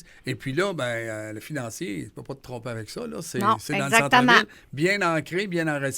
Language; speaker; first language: French; native; French